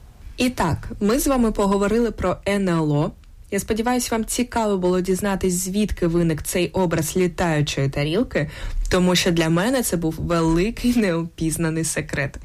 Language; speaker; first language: Ukrainian; native; Ukrainian